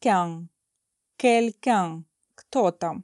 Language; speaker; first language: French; non-native, fluent; Russian